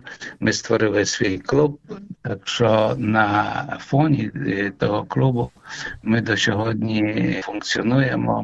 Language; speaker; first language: Ukrainian; early bilingual, heritage; Ukrainian